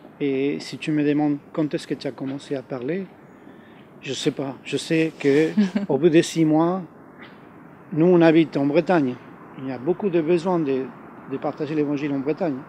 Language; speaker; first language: French; non-native, fluent; Spanish